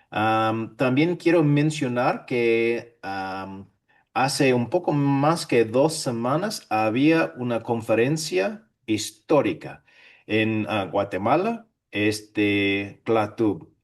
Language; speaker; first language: Spanish; non-native, fluent; English